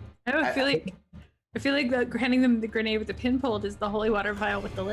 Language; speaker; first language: English; native; English